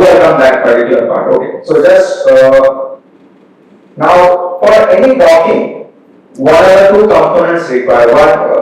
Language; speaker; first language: English; non-native, local second language; Hindi